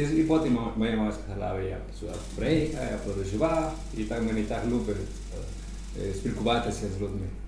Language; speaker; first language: Ukrainian; non-native, learner; Spanish